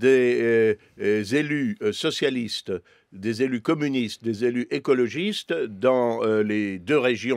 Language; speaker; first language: French; native; French